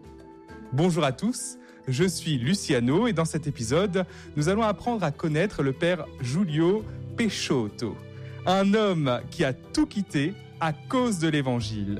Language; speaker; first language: French; native; French